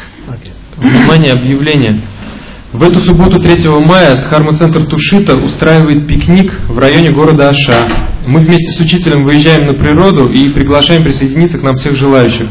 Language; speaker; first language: Russian; native; Russian